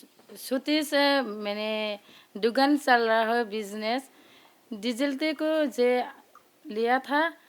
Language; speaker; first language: Hindi; non-native, local second language; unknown